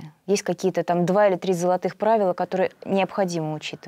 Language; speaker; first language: Russian; native; Russian